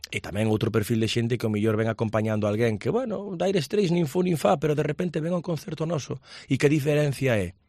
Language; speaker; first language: Galician; native; Galician